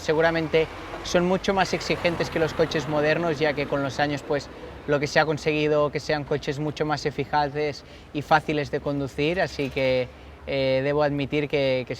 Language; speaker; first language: Spanish; native; Spanish